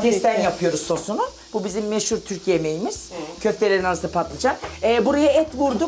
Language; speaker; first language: Turkish; native; Turkish